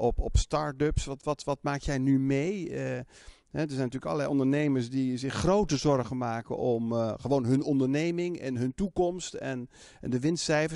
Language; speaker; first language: Dutch; native; Dutch